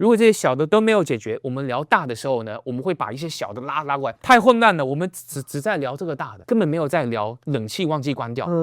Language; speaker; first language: Chinese; native; Chinese